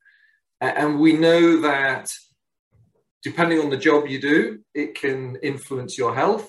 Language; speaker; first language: English; native; English